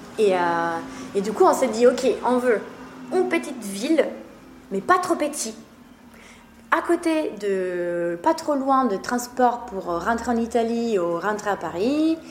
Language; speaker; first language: French; non-native, fluent; Italian